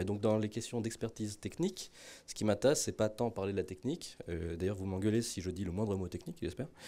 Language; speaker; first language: French; native; French